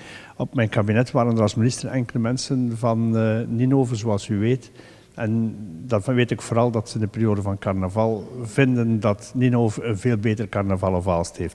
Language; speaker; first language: Dutch; native; Dutch